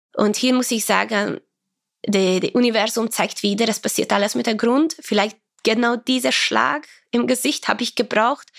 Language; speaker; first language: German; non-native, fluent; Croatian